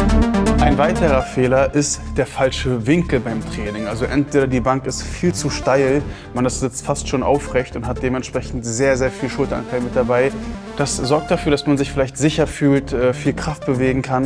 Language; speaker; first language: German; native; German